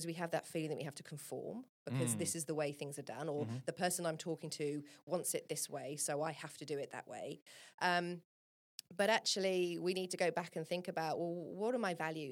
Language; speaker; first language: English; native; English